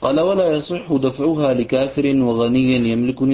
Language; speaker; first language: Arabic; native; Arabic